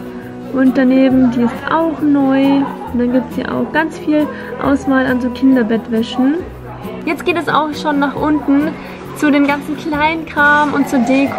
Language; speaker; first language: German; native; German